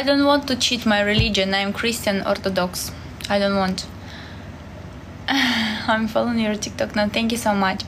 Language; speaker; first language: English; non-native, learner; Russian